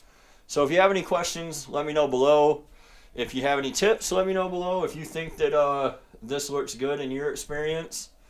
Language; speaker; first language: English; native; English